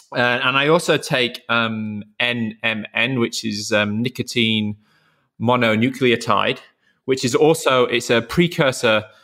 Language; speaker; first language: English; native; English